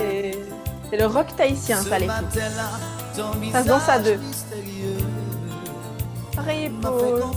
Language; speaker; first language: French; native; French